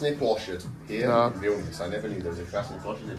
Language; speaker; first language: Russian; non-native, learner; English